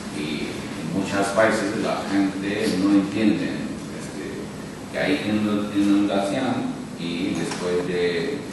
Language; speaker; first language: Spanish; non-native, local second language; Urdu